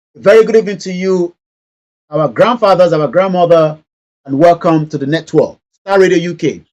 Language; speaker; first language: English; non-native, local second language; Yoruba